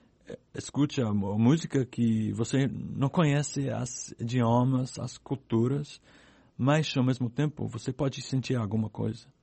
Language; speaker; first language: Portuguese; non-native, learner; English